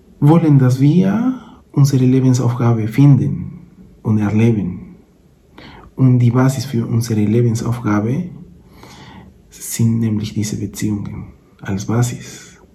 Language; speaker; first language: German; non-native, fluent; Spanish